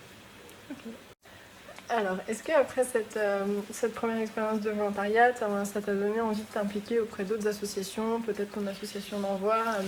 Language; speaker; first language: French; native; French